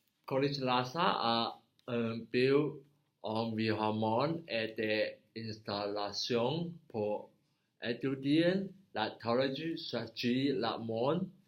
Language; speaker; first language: French; non-native, learner; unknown